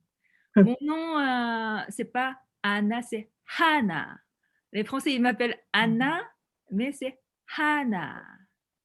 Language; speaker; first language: French; non-native, fluent; Korean